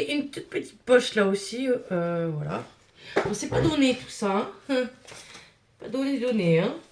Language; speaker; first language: French; native; French